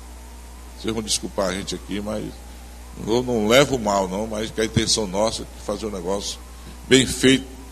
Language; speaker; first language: Portuguese; native; Portuguese